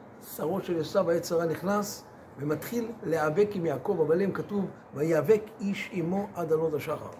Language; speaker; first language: Hebrew; native; Hebrew